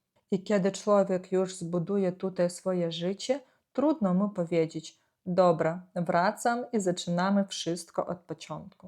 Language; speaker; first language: Polish; non-native, fluent; Ukrainian